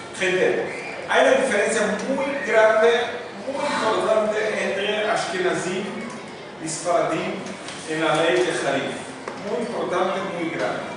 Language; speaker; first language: Spanish; non-native, fluent; Portuguese